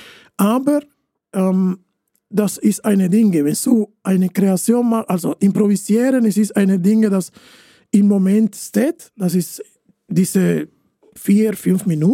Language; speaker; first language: German; non-native, fluent; Spanish